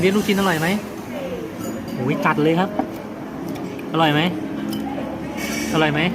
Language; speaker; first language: Thai; native; Thai